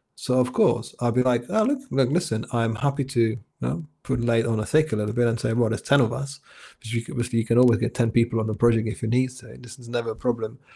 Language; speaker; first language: English; non-native, fluent; Czech